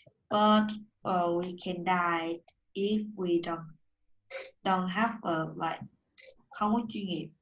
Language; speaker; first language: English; non-native, learner; Vietnamese